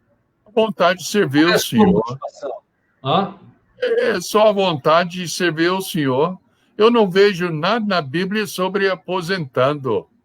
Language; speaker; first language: Portuguese; non-native, fluent; English